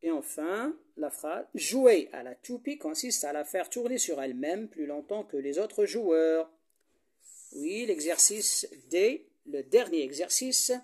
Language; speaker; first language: French; non-native, local second language; Arabic